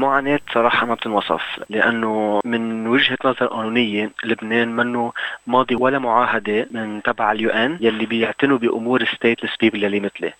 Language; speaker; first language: Arabic; native; Arabic